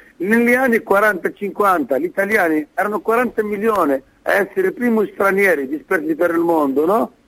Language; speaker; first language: Italian; non-native, fluent; Arabic